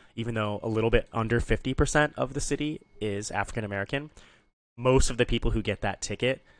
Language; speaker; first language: English; native; English